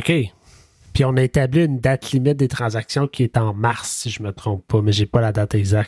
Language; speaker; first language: French; native; French